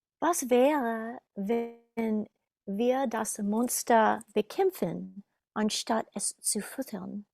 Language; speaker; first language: German; non-native, learner; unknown